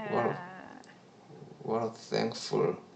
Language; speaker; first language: English; non-native, learner; Korean